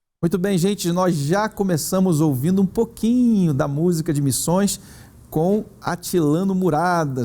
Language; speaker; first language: Portuguese; native; Portuguese